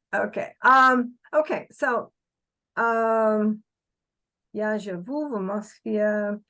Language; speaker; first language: Russian; non-native, fluent; English